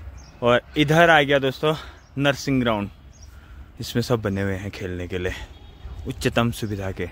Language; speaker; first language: Hindi; native; Hindi